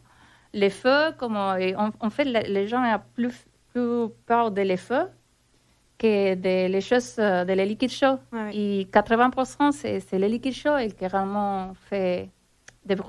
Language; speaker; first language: French; non-native, fluent; Spanish